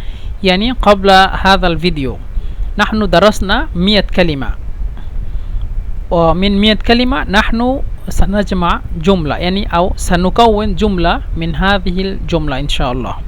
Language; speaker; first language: Arabic; non-native, fluent; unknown